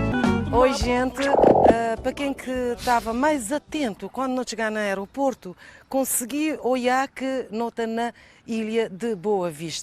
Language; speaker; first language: Portuguese; non-native, local second language; Kabuverdianu